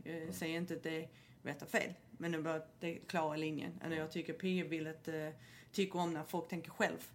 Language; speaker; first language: Swedish; non-native, fluent; English